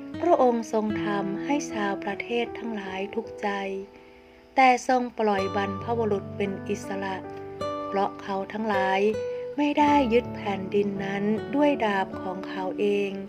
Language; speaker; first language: Thai; native; Thai